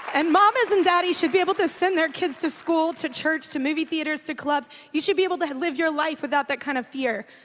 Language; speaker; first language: English; native; English